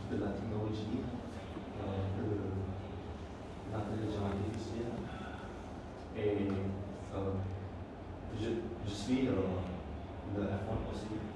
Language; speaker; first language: French; non-native, fluent; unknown